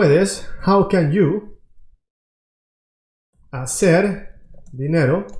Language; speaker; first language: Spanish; non-native, fluent; English